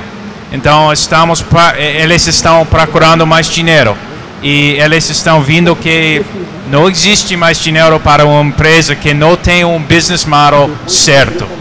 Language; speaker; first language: Portuguese; non-native, fluent; English